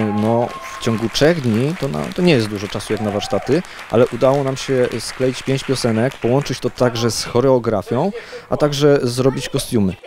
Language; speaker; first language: Polish; native; Polish